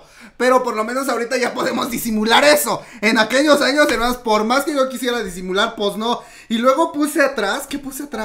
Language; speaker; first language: Spanish; native; Spanish